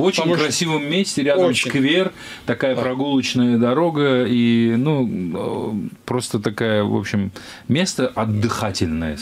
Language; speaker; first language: Russian; native; Russian